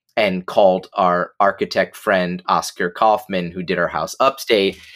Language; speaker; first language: English; native; English